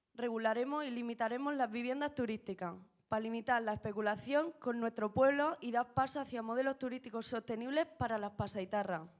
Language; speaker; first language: Spanish; native; Spanish